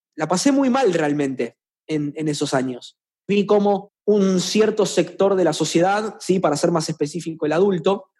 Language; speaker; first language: Spanish; native; Spanish